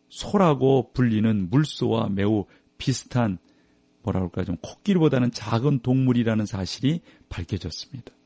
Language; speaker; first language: Korean; native; Korean